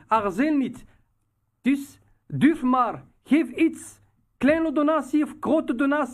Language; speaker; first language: Dutch; non-native, fluent; Riffian